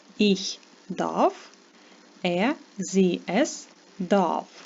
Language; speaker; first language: German; non-native, fluent; Ukrainian